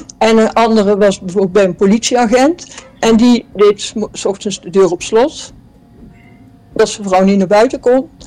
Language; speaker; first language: Dutch; native; Dutch